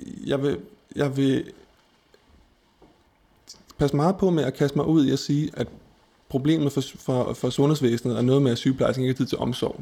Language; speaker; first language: Danish; native; Danish